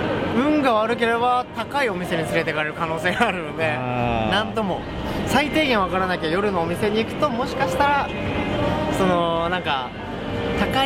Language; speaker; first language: Japanese; native; Japanese